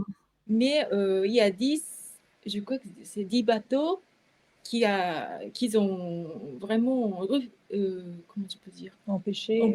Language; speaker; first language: French; non-native, fluent; Japanese